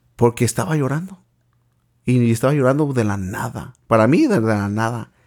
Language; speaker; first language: Spanish; native; Spanish